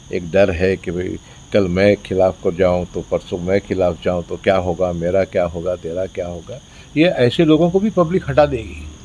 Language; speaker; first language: Hindi; native; Hindi